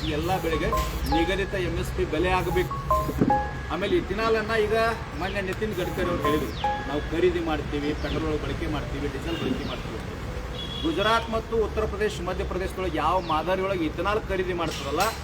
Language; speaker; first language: Kannada; native; Kannada